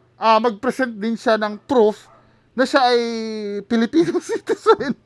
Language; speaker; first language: Filipino; native; Filipino